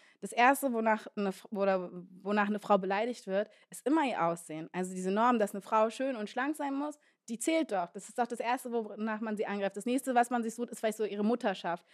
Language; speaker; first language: German; native; German